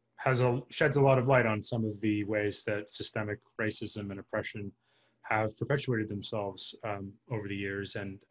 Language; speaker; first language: English; native; English